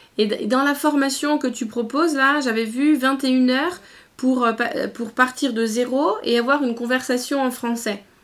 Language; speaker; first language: French; native; French